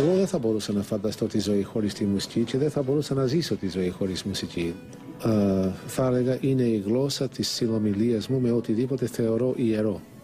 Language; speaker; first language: Greek; non-native, fluent; English